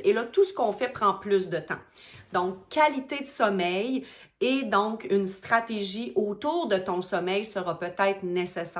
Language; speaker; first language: French; native; French